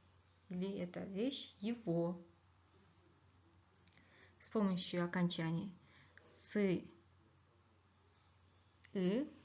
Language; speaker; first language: Russian; non-native, local second language; Kyrgyz